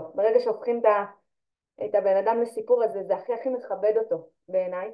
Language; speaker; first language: Hebrew; native; Hebrew